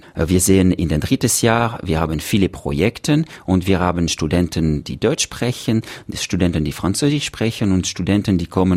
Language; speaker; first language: German; non-native, local second language; French